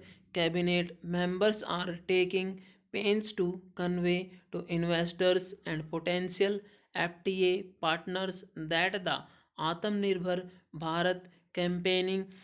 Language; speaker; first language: English; non-native, local second language; Hindi